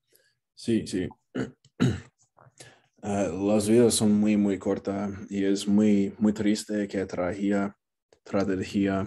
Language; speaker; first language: Spanish; non-native, learner; English